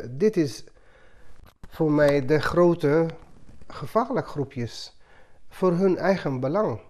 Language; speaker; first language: Dutch; non-native, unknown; Arabic